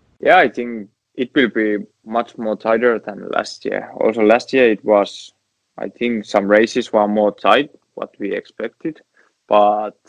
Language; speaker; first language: English; non-native, learner; Finnish